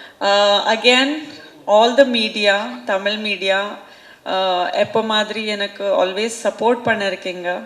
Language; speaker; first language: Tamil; non-native, fluent; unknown